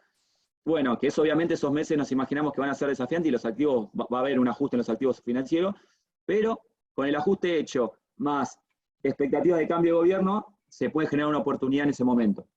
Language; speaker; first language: Spanish; native; Spanish